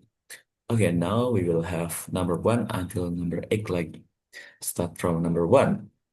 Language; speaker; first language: English; non-native, fluent; Indonesian